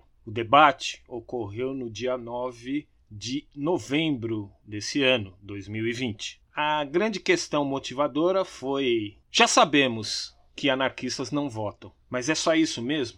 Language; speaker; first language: Portuguese; native; Portuguese